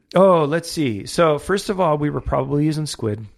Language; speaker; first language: English; native; English